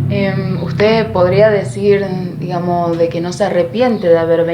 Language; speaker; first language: Spanish; native; Spanish